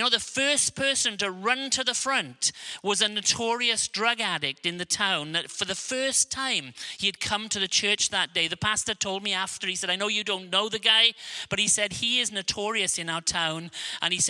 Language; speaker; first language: English; native; English